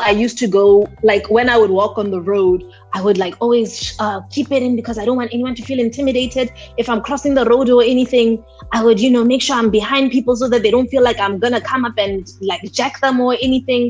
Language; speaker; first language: English; non-native, local second language; Tswana